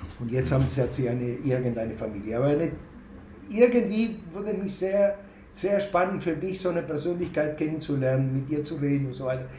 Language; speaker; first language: German; non-native, fluent; Spanish